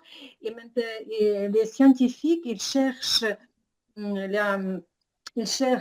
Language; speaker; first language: French; non-native, fluent; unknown